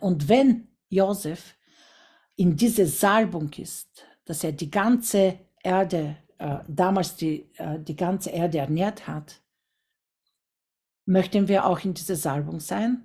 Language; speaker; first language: German; non-native, fluent; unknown